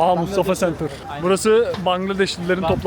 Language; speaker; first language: Turkish; native; Turkish